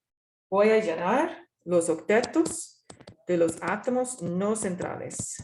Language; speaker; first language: Spanish; non-native, fluent; English